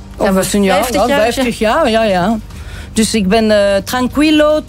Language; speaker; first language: Dutch; non-native, local second language; French